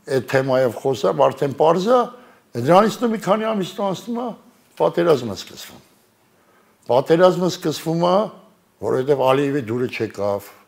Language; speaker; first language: Armenian; native; Armenian